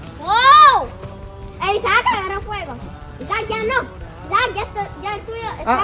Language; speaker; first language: Spanish; native; Spanish